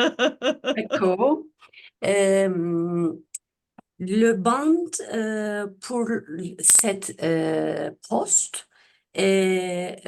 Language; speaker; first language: French; non-native, learner; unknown